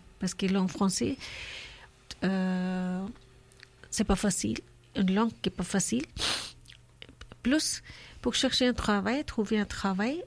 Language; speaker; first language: French; non-native, learner; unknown